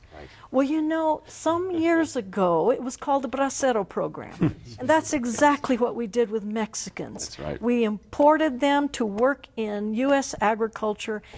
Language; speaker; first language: English; native; English